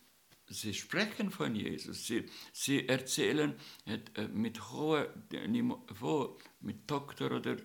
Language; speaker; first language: German; non-native, learner; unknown